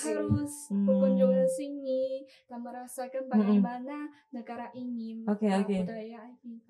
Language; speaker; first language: Indonesian; non-native, learner; Chinese